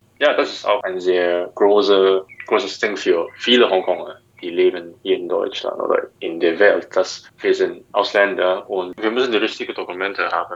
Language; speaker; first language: German; non-native, learner; Cantonese